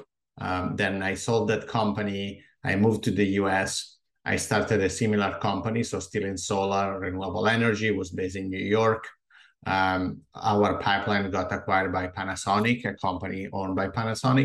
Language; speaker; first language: English; non-native, fluent; Italian